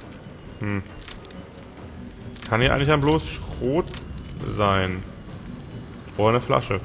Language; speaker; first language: German; native; German